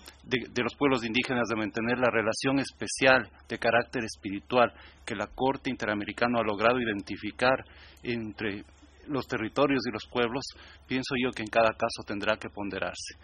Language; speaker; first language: Spanish; native; Spanish